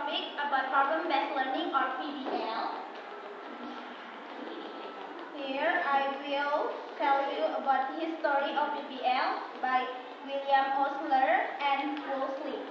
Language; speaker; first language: English; non-native, learner; Indonesian